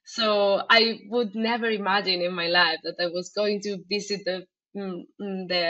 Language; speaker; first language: English; non-native, fluent; Spanish